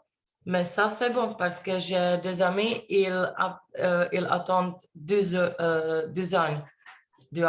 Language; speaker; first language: French; non-native, learner; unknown